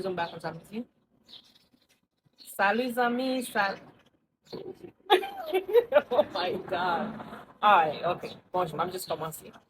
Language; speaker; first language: French; non-native, learner; Haitian Creole